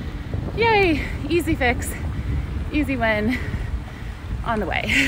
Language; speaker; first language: English; native; English